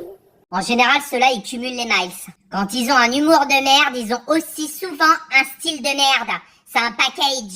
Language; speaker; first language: French; native; French